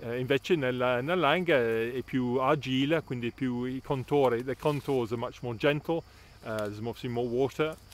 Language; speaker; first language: Italian; non-native, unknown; English